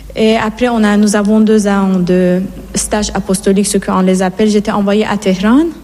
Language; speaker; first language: French; non-native, fluent; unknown